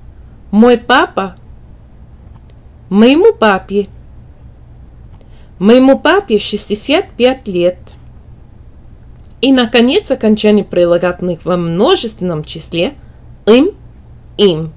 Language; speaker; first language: Russian; non-native, fluent; English